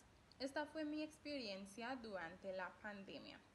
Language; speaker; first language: Spanish; non-native, learner; English